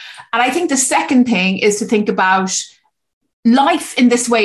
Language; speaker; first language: English; native; English